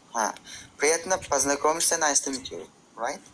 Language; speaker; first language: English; non-native, learner; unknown